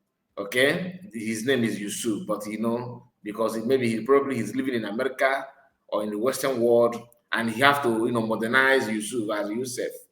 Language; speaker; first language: English; non-native, local second language; Igbo